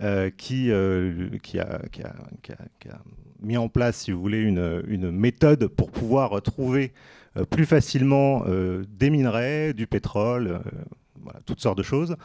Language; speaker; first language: French; native; French